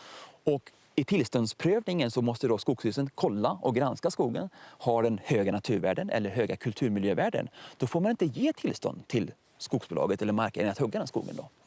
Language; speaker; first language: Swedish; native; Swedish